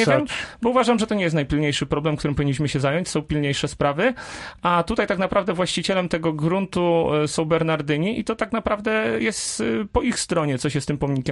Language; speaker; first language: Polish; native; Polish